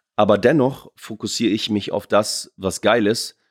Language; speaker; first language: German; native; German